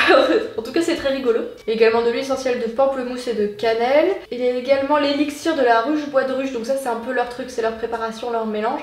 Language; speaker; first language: French; native; French